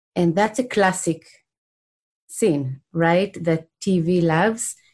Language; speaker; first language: English; non-native, fluent; Hebrew